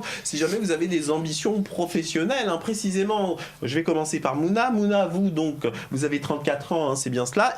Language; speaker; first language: French; native; French